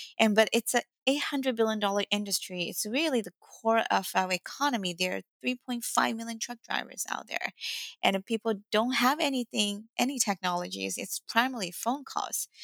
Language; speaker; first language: English; non-native, fluent; Chinese